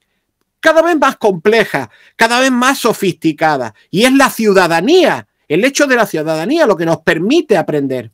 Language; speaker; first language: Spanish; native; Spanish